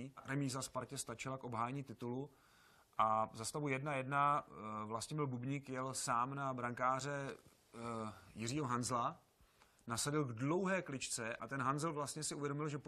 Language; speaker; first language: Czech; native; Czech